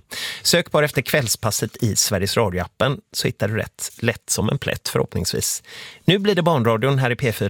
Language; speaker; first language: Swedish; native; Swedish